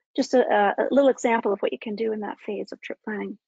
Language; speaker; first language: English; native; English